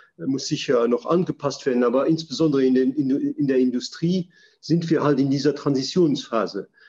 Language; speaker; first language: German; non-native, local second language; Luxembourgish